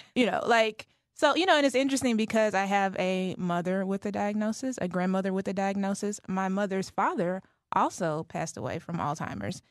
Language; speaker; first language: English; native; English